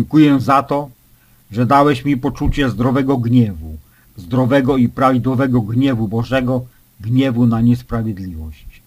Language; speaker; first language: Polish; native; Polish